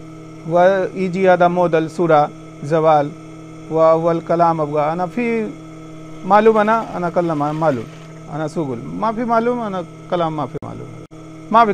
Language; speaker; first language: Arabic; non-native, learner; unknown